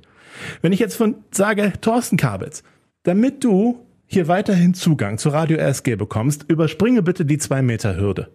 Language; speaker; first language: German; native; German